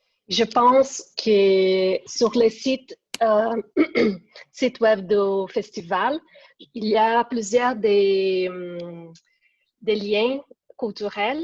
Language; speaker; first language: French; non-native, fluent; Portuguese